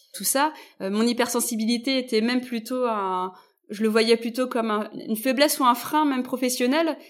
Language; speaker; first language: French; native; French